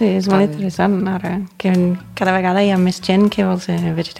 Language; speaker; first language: Catalan; non-native, fluent; English